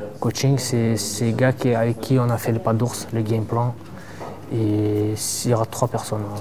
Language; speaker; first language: French; non-native, fluent; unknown